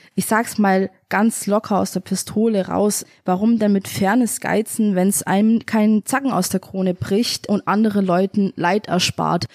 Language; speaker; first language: German; early bilingual, other home language; Turkish